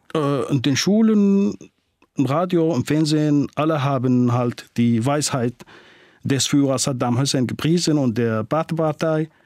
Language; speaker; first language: German; non-native, fluent; Arabic